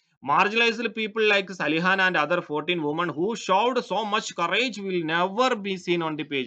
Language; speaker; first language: English; non-native, local second language; Malayalam